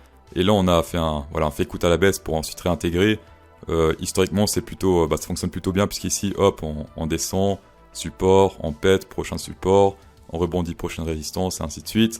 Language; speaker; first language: French; native; French